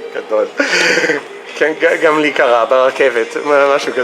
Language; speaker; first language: Hebrew; non-native, fluent; English